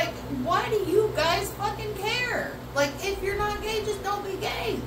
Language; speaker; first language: English; native; English